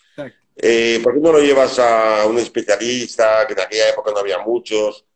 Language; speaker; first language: Spanish; native; Spanish